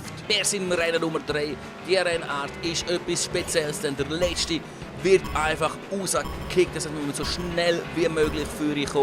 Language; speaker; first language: German; native; German